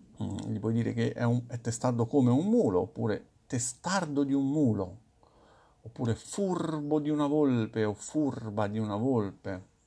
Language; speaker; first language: Italian; native; Italian